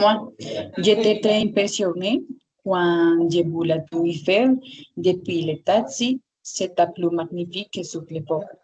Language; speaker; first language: French; non-native, learner; Spanish